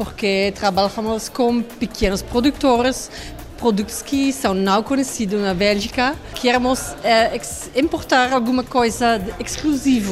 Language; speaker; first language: Portuguese; non-native, learner; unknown